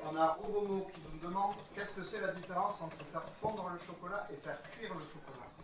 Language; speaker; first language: French; native; French